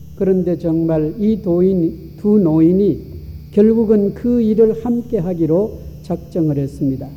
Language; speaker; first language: Korean; native; Korean